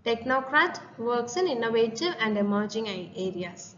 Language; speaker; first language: English; non-native, local second language; Malayalam